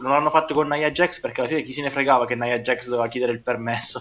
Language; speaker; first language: Italian; native; Italian